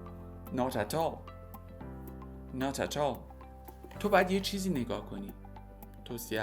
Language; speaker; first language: Persian; native; Persian